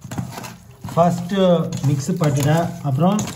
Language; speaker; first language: Tamil; non-native, learner; Telugu